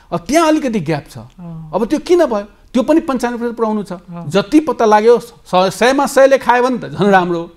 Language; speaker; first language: Nepali; non-native, local second language; Maithili